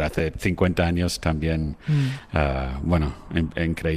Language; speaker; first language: Spanish; non-native, fluent; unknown